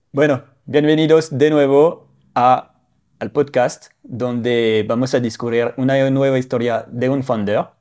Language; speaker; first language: Spanish; non-native, fluent; French